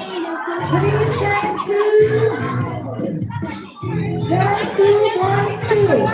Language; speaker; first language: English; non-native, learner; Indonesian